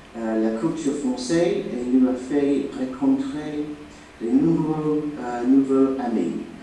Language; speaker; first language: French; non-native, learner; English